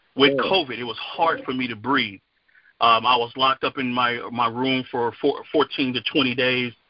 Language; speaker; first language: English; native; English